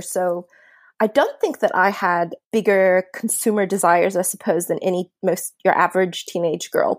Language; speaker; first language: English; native; English